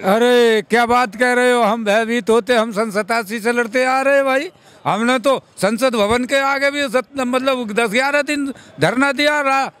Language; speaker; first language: Hindi; native; Hindi